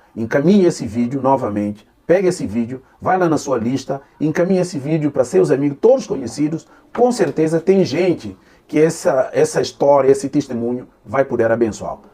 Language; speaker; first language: Portuguese; non-native, local second language; Upper Guinea Crioulo